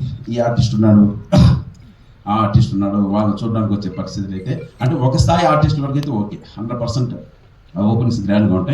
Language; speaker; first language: Telugu; native; Telugu